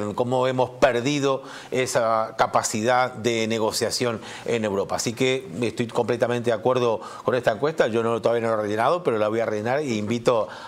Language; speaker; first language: Spanish; native; Spanish